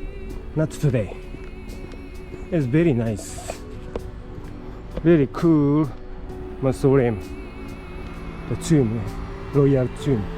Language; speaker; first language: English; non-native, learner; Japanese